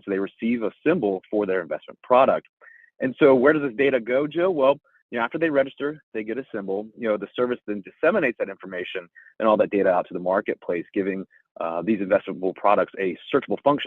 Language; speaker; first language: English; native; English